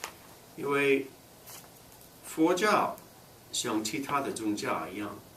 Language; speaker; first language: Chinese; non-native, fluent; English